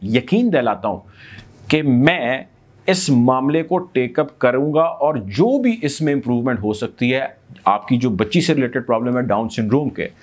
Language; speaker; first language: Urdu; native; Urdu